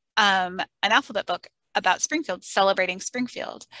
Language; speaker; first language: English; native; English